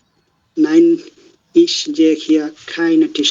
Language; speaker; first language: German; non-native, learner; Bangla